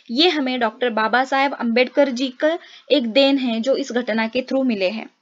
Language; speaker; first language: Hindi; non-native, local second language; Marathi